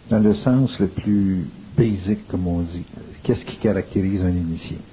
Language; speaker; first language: French; native; French